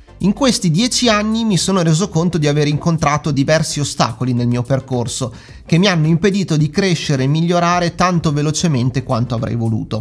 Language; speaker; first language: Italian; native; Italian